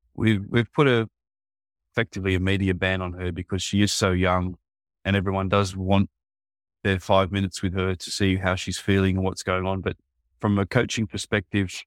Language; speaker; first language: English; native; English